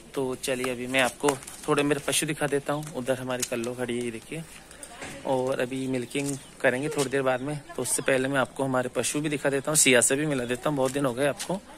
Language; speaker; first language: Hindi; native; Hindi